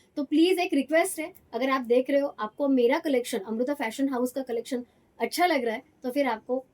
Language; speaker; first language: Hindi; non-native, local second language; Marathi